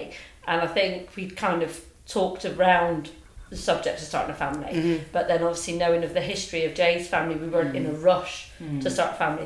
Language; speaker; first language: English; native; English